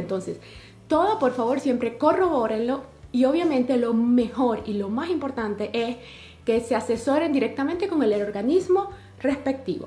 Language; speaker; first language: Spanish; native; Spanish